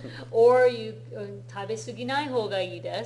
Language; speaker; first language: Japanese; non-native, fluent; English